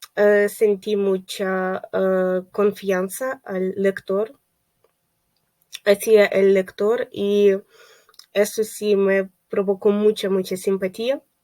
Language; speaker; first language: Spanish; non-native, fluent; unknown